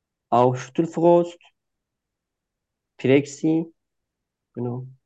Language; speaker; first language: German; non-native, fluent; Turkish